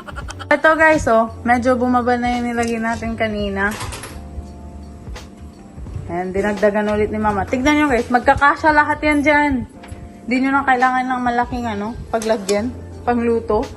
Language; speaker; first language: Filipino; early bilingual, other home language; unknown